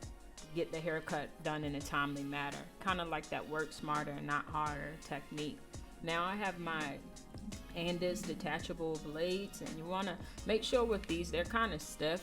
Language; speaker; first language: English; native; English